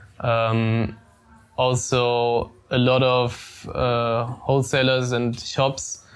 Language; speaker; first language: English; non-native, fluent; German